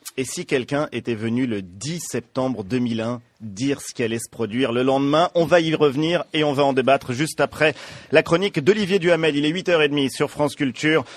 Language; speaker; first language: French; native; French